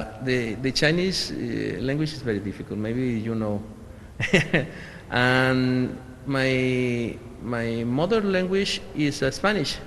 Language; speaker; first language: English; non-native, learner; Spanish